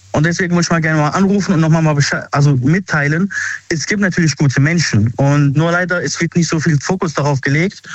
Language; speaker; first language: German; early bilingual, other home language; Arabic